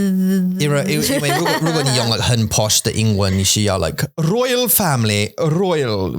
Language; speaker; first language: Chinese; non-native, learner; English